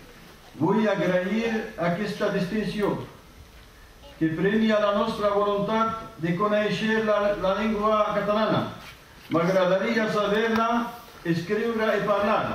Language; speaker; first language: Catalan; non-native, fluent; Berber languages